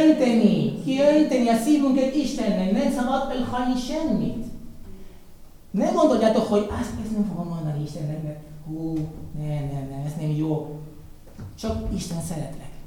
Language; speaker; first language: Hungarian; non-native, learner; Spanish